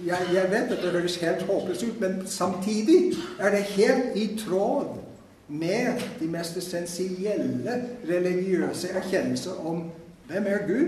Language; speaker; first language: Norwegian; non-native, fluent; English